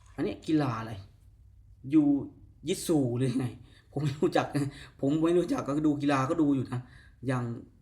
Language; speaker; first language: Thai; native; Thai